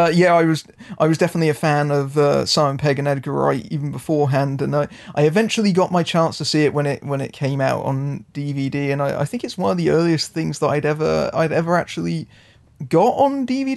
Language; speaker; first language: English; native; English